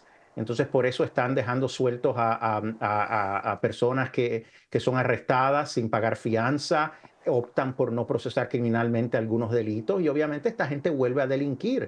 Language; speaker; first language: Spanish; native; Spanish